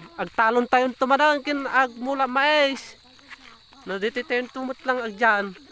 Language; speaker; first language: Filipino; non-native, local second language; Iloko